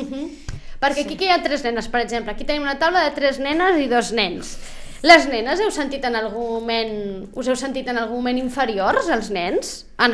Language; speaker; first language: Catalan; native; Catalan